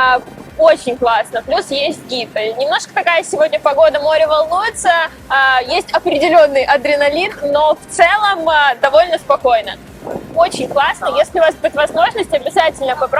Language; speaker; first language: Russian; native; Russian